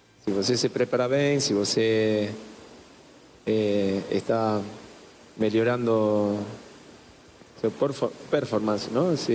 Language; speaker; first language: Portuguese; non-native, learner; Spanish